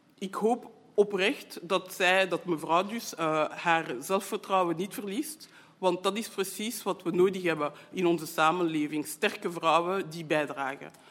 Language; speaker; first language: Dutch; native; Dutch